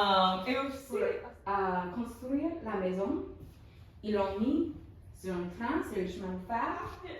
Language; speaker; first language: French; non-native, local second language; English